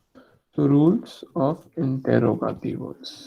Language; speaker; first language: Spanish; non-native, fluent; Hindi